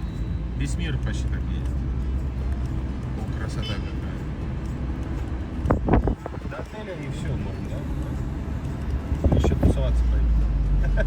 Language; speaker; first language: Russian; non-native, fluent; Latvian